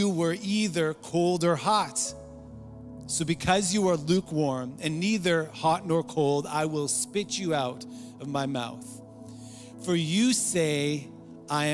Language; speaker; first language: English; native; English